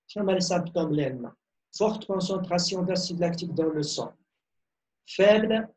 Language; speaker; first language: French; non-native, local second language; Arabic